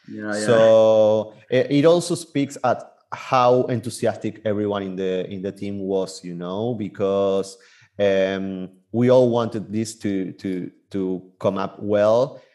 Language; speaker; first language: English; non-native, fluent; Spanish